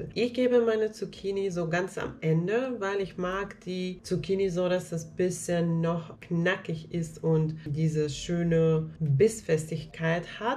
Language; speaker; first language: German; non-native, fluent; Finnish